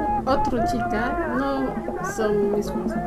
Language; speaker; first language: Spanish; non-native, learner; Somali